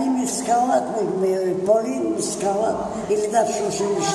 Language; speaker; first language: Hebrew; non-native, fluent; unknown